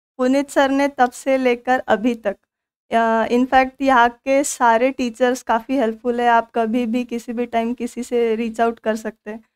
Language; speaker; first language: Hindi; non-native, local second language; Marathi